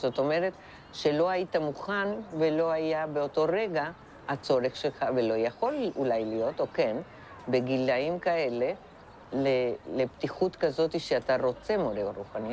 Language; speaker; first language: Hebrew; non-native, fluent; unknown